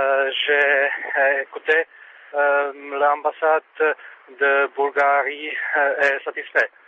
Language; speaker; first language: French; non-native, learner; Czech